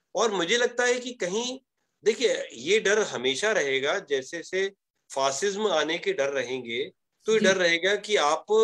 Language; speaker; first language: Hindi; native; Hindi